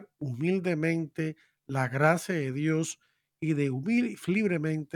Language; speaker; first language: Spanish; native; Spanish